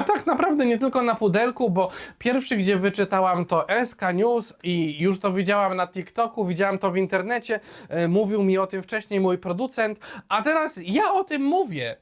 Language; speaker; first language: Polish; native; Polish